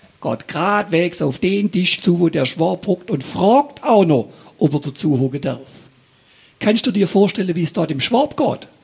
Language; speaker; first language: German; native; German